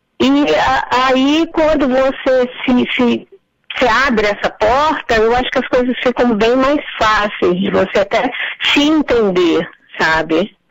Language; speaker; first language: Portuguese; native; Portuguese